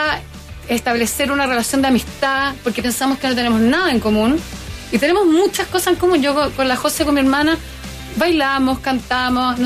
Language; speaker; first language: Spanish; native; Spanish